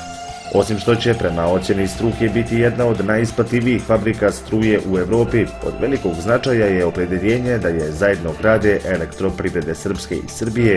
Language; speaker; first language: Bosnian; native; Bosnian